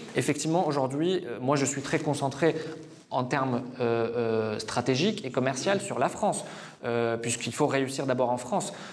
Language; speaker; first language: French; non-native, fluent; Arabic